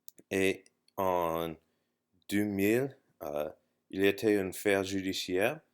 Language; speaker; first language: French; non-native, learner; English